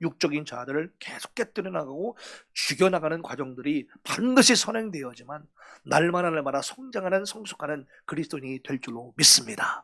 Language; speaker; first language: Korean; native; Korean